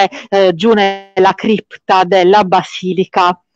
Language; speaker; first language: Italian; native; Italian